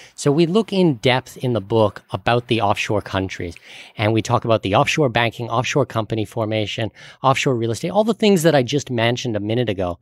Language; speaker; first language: English; native; English